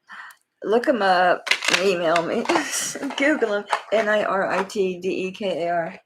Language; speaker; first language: English; native; English